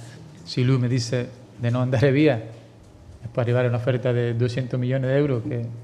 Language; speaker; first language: Italian; non-native, fluent; Spanish